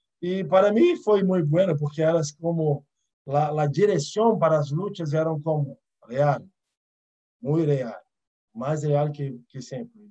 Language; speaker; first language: Portuguese; early bilingual, other home language; Arabic